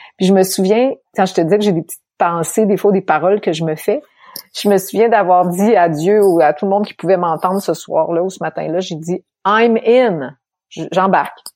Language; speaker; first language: French; native; French